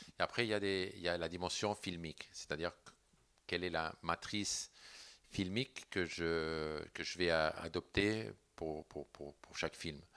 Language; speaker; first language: French; non-native, fluent; Spanish